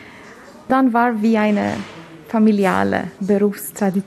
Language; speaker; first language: German; non-native, fluent; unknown